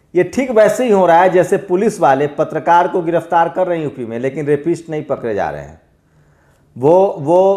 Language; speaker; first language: Hindi; native; Hindi